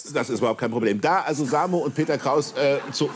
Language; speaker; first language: German; native; German